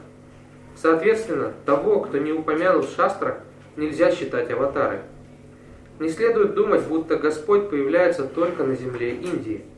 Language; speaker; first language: Russian; native; Russian